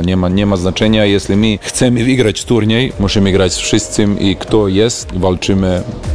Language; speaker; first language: Polish; non-native, learner; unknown